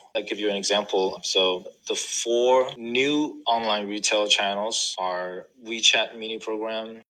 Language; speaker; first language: English; non-native, fluent; Chinese